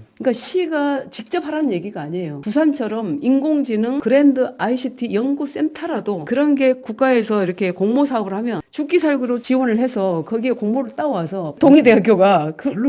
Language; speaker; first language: Korean; native; Korean